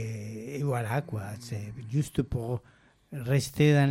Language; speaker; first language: French; non-native, fluent; Spanish